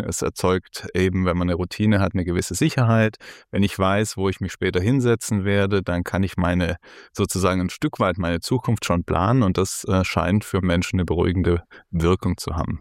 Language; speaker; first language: German; native; German